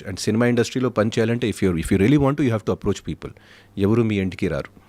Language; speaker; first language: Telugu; non-native, fluent; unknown